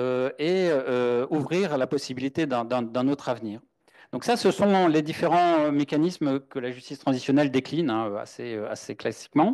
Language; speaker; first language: French; native; French